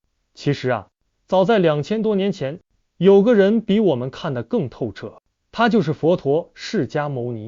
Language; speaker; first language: Chinese; native; Chinese